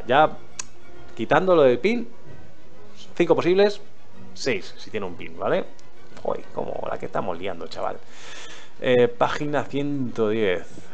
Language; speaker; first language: Spanish; native; Spanish